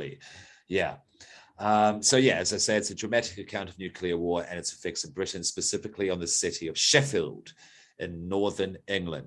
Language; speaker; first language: English; native; English